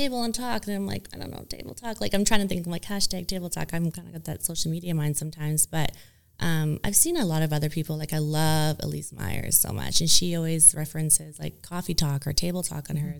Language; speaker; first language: English; native; English